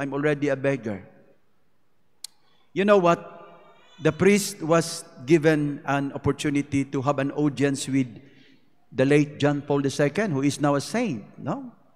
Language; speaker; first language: English; non-native, local second language; Cebuano